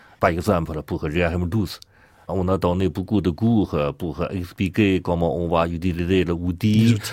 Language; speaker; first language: French; non-native, learner; Chinese